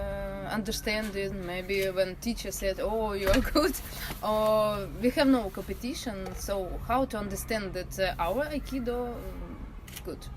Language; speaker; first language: English; non-native, learner; Russian